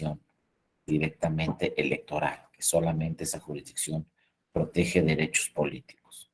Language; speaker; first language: Spanish; native; Spanish